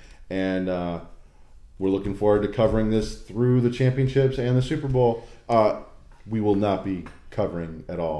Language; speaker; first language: English; native; English